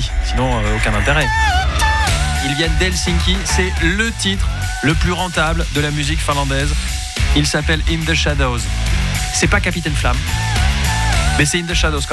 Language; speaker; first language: French; native; French